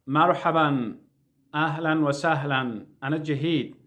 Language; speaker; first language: Arabic; non-native, fluent; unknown